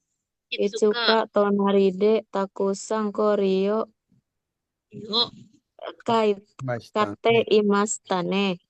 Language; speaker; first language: Japanese; non-native, learner; Indonesian